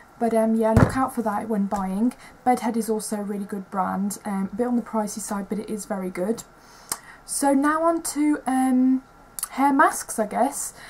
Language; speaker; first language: English; native; English